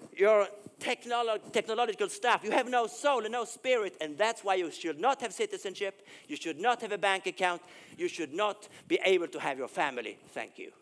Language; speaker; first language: English; non-native, fluent; Swedish